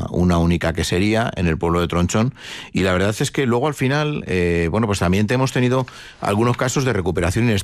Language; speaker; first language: Spanish; native; Spanish